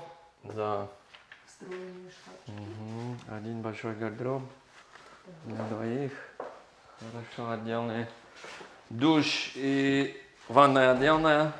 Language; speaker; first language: Russian; non-native, fluent; English